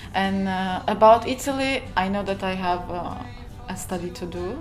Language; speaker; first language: English; non-native, fluent; Turkish